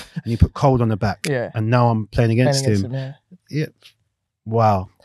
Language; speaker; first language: English; native; English